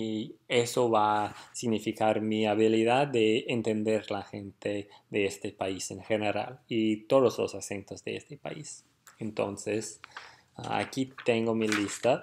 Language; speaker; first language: Spanish; non-native, fluent; English